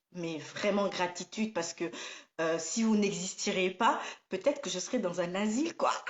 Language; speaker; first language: French; non-native, local second language; Somali